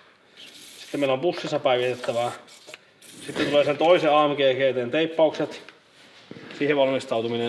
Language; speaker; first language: Finnish; native; Finnish